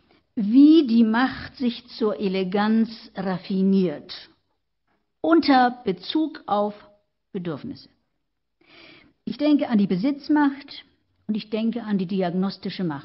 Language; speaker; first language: German; native; German